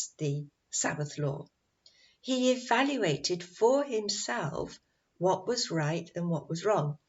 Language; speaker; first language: English; native; English